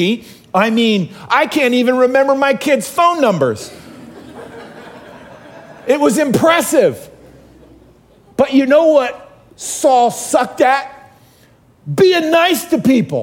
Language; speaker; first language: English; native; English